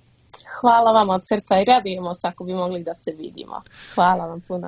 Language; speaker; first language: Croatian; early bilingual, heritage; Dutch